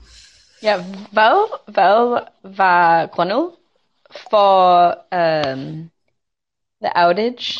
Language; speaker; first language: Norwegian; non-native, learner; English